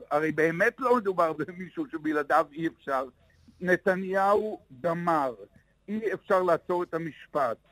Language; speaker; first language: Hebrew; native; Hebrew